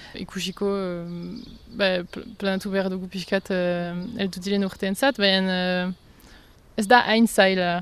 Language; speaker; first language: Basque; non-native, local second language; French